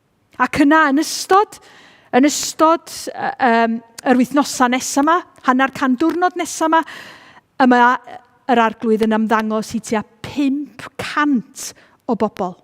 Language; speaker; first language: Welsh; native; Welsh